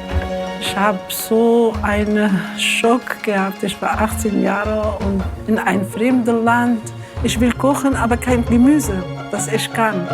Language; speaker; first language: German; non-native, learner; Arabic